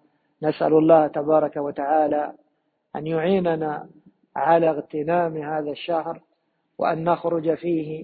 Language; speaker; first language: Arabic; native; Arabic